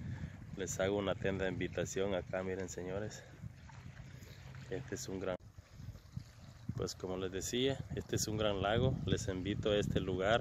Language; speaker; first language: Spanish; native; Spanish